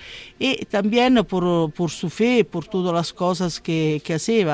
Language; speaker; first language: Spanish; non-native, learner; Italian